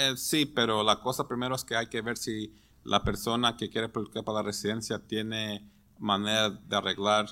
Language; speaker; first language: Spanish; early bilingual, heritage; Spanish